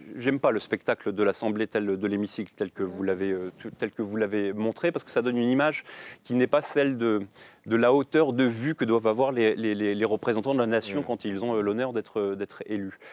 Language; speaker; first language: French; native; French